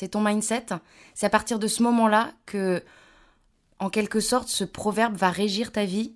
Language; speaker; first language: French; native; French